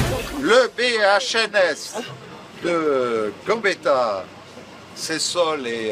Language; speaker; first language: French; native; French